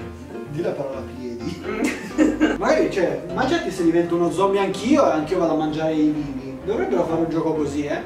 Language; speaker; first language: Italian; native; Italian